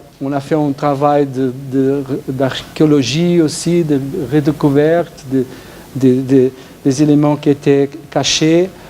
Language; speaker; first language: French; non-native, fluent; Portuguese